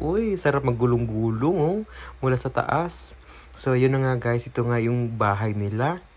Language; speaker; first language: Filipino; non-native, local second language; Cebuano